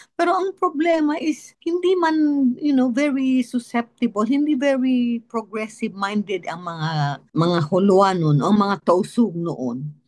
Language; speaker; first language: Filipino; non-native, local second language; Tausug